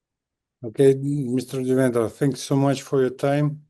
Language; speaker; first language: English; non-native, learner; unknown